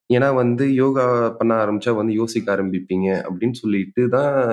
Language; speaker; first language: Tamil; native; Tamil